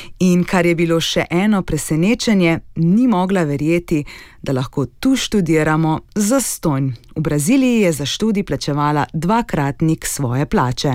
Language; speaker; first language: Slovenian; native; Slovenian